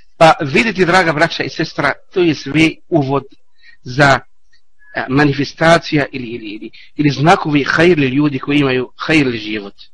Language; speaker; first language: Bosnian; non-native, learner; Arabic